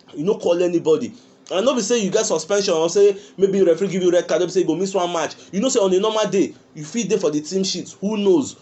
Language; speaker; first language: Nigerian Pidgin; non-native, local second language; Yoruba